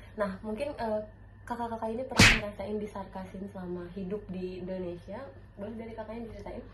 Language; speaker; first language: Indonesian; native; Indonesian